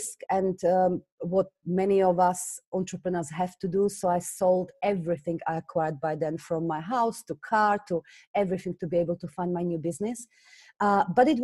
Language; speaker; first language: English; non-native, fluent; Slovak